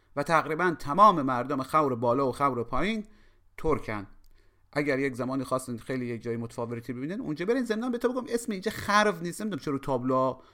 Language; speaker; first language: Persian; native; Persian